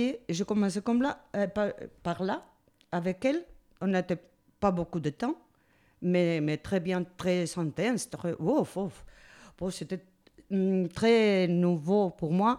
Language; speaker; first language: French; non-native, learner; Spanish